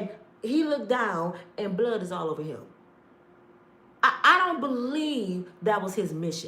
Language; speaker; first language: English; native; English